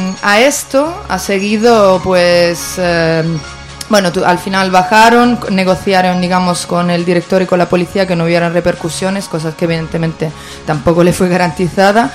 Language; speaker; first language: Spanish; native; Spanish